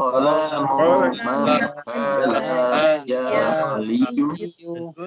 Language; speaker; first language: Arabic; non-native, learner; Indonesian